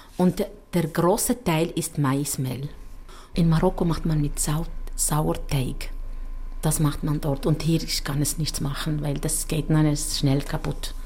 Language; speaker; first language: German; non-native, fluent; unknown